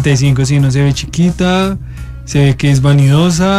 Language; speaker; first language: Spanish; native; Spanish